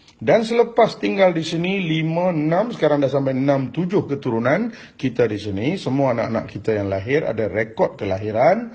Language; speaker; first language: Malay; non-native, local second language; Tamil